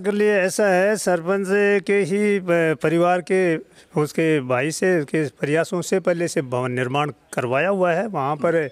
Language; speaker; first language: Hindi; native; Hindi